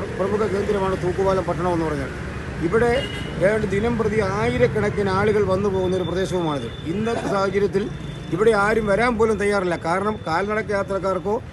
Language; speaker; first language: Malayalam; native; Malayalam